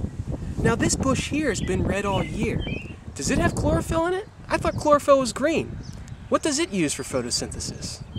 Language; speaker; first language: English; native; English